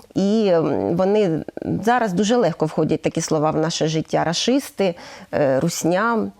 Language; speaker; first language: Ukrainian; native; Ukrainian